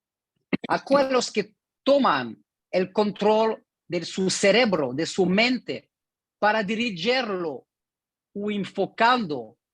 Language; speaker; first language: Spanish; non-native, learner; French